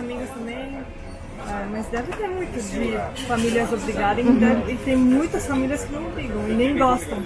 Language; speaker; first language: Portuguese; early bilingual, heritage; Portuguese